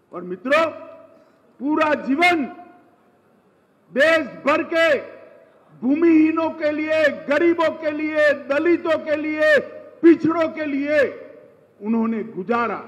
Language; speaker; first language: Hindi; non-native, local second language; Gujarati